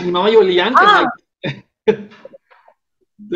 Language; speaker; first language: Chinese; non-native, fluent; Spanish